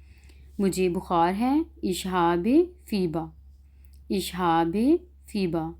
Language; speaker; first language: German; non-native, fluent; Urdu